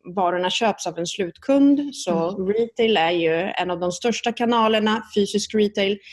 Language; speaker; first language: Swedish; early bilingual, other home language; Italian